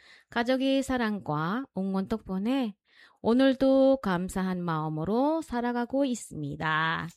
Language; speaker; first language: Korean; non-native, learner; Filipino